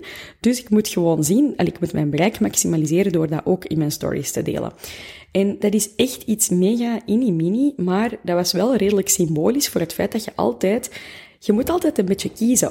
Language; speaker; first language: Dutch; native; Dutch